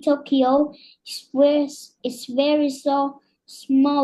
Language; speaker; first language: English; non-native, learner; Vietnamese